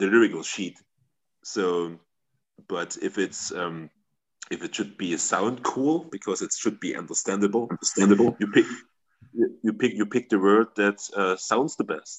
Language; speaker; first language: English; non-native, fluent; German